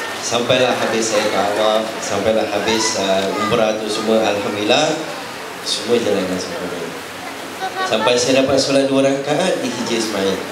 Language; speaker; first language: Malay; non-native, local second language; Chinese